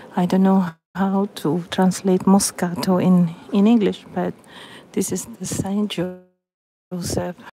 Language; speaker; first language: English; non-native, local second language; Filipino